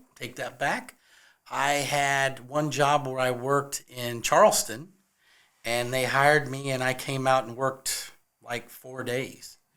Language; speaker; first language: English; native; English